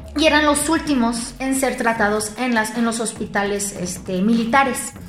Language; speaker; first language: Spanish; non-native, fluent; French